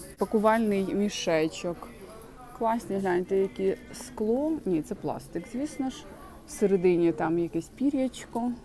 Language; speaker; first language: Ukrainian; non-native, local second language; Russian